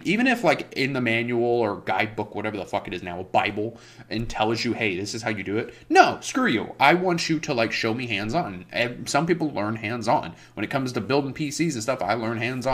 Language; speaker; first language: English; native; English